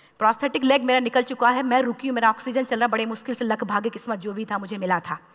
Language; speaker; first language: Hindi; native; Hindi